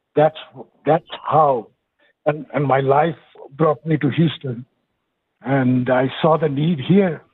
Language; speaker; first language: English; non-native, fluent; Bangla